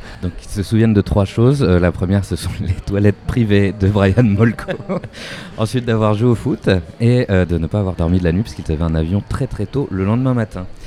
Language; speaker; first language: French; native; French